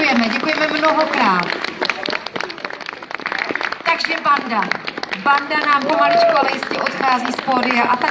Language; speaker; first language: Czech; native; Czech